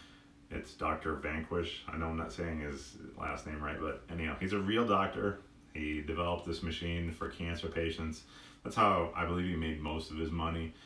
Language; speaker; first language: English; native; English